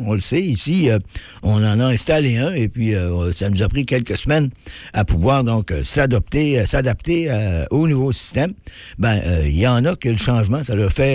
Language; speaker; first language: French; native; French